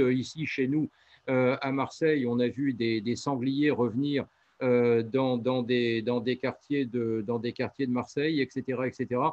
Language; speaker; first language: French; native; French